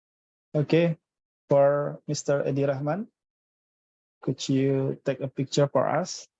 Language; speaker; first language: English; non-native, fluent; Indonesian